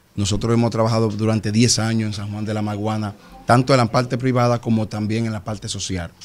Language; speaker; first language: Spanish; native; Spanish